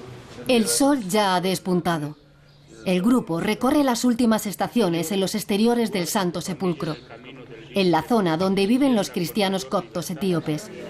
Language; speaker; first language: Spanish; native; Spanish